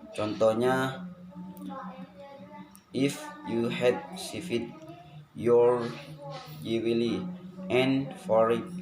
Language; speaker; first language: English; non-native, learner; Indonesian